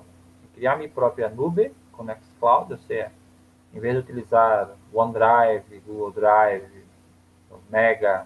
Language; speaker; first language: Spanish; non-native, learner; Portuguese